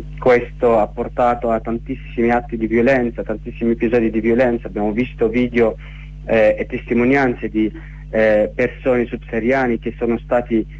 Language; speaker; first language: Italian; non-native, fluent; Arabic